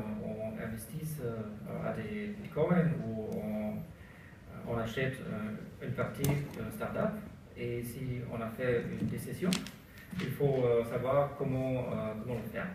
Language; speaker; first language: French; non-native, learner; German